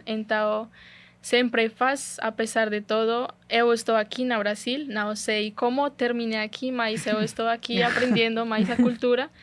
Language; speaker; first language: Portuguese; non-native, learner; Spanish